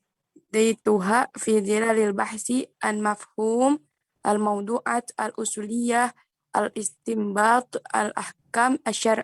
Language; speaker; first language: Arabic; non-native, learner; Indonesian